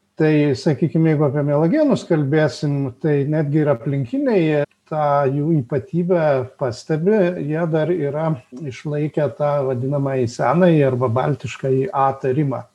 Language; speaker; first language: Lithuanian; native; Lithuanian